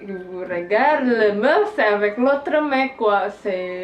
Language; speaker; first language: French; non-native, learner; Indonesian